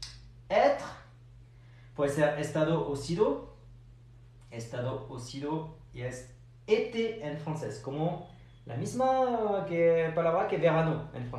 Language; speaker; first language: Spanish; non-native, fluent; French